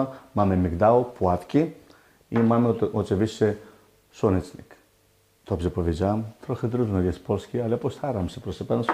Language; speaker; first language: Polish; non-native, learner; Greek